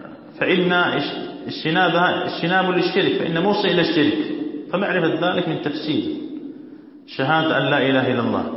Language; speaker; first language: Arabic; native; Arabic